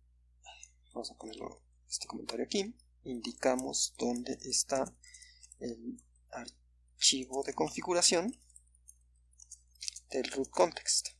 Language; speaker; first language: Spanish; native; Spanish